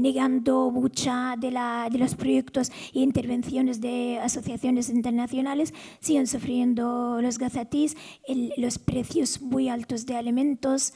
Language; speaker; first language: Spanish; non-native, fluent; Arabic